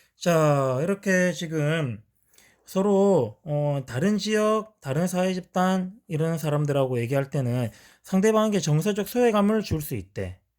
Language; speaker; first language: Korean; native; Korean